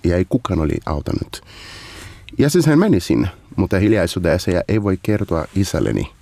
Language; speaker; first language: Finnish; non-native, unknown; Portuguese